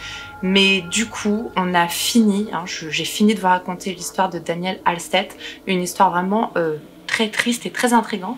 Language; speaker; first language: French; native; French